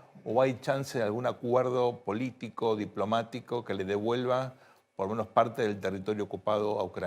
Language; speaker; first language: Spanish; native; Spanish